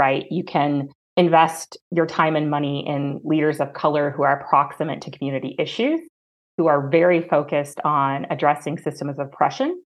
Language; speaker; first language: English; native; English